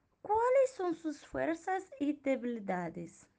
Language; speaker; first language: Portuguese; non-native, learner; Spanish